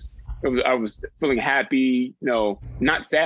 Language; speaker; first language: English; native; English